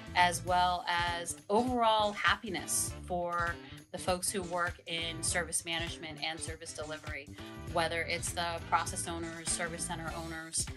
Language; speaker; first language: English; native; English